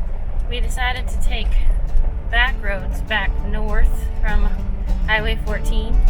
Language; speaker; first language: English; native; English